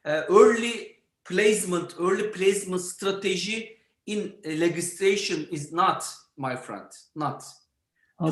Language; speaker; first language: English; non-native, learner; Turkish